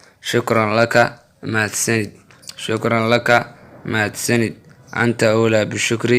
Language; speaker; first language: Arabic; non-native, fluent; Somali